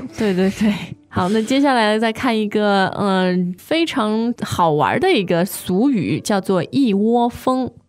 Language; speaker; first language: Chinese; native; Chinese